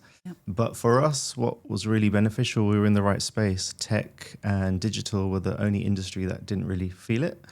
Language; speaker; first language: English; native; English